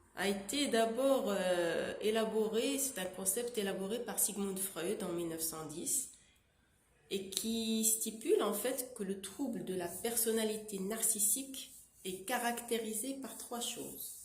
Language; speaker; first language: French; non-native, local second language; Arabic